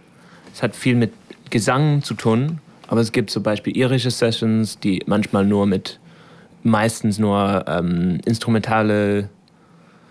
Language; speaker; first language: German; non-native, learner; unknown